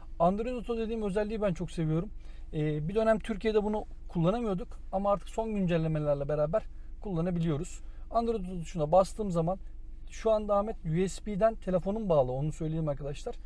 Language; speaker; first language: Turkish; native; Turkish